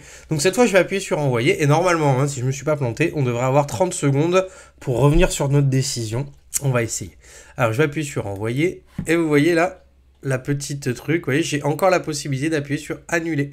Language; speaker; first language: French; native; French